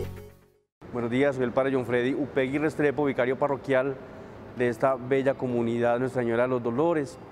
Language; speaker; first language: Spanish; native; Spanish